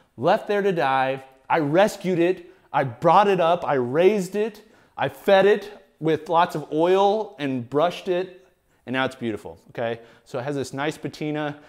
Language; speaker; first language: English; native; English